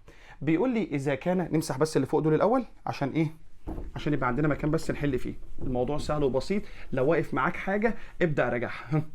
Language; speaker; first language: Arabic; native; Arabic